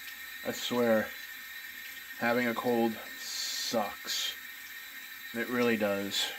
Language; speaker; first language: English; native; English